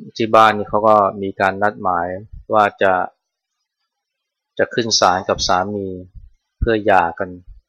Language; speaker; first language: Thai; native; Thai